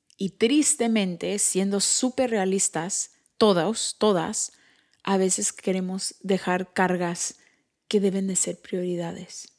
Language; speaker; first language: Spanish; early bilingual, heritage; Spanish